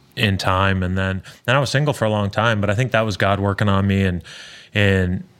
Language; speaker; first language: English; native; English